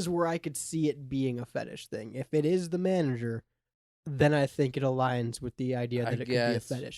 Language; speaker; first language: English; native; English